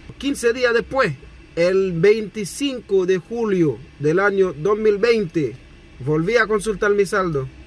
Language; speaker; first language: Spanish; non-native, fluent; Haitian Creole